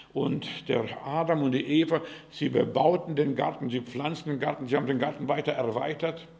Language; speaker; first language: German; non-native, fluent; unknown